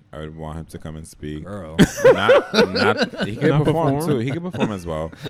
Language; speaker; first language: English; native; English